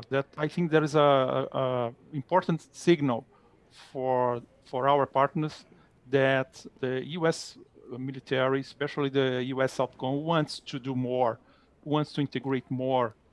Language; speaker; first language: English; non-native, fluent; Portuguese